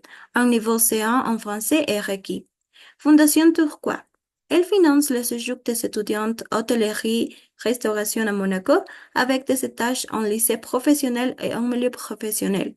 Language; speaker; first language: French; non-native, fluent; Spanish